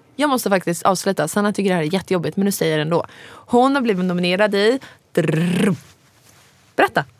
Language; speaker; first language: Swedish; early bilingual, other home language; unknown